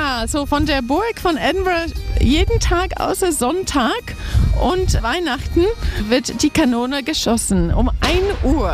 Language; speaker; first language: German; non-native, fluent; English